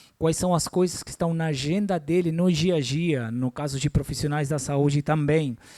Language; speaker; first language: Portuguese; non-native, fluent; Spanish